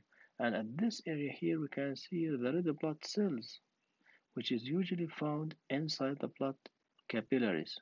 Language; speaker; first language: English; non-native, fluent; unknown